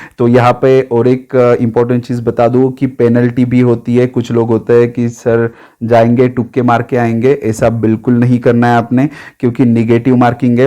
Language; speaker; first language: Hindi; non-native, local second language; Marathi